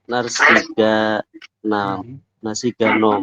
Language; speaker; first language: Korean; non-native, learner; Indonesian